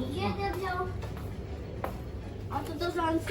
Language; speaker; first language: Russian; early bilingual, heritage; Russian